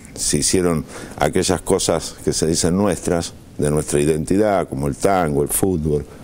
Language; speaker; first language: Spanish; native; Spanish